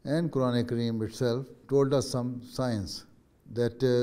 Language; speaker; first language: English; non-native, local second language; Urdu